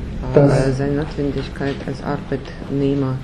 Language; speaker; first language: German; non-native, learner; Russian